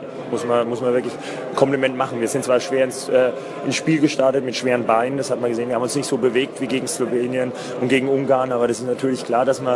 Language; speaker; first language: German; native; German